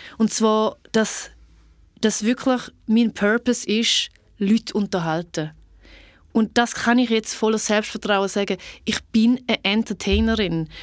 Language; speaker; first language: German; early bilingual, other home language; Albanian